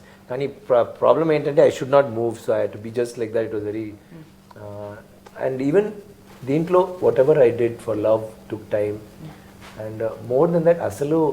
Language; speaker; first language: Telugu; non-native, learner; Tamil